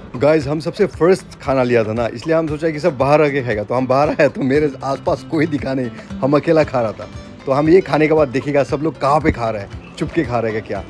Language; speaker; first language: Hindi; non-native, local second language; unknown